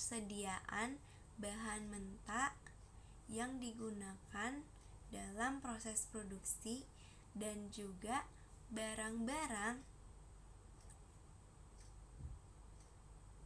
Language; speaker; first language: Indonesian; native; Indonesian